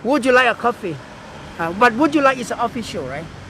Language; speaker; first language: English; non-native, learner; Thai